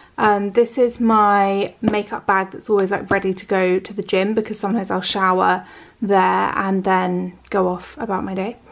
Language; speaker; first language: English; native; English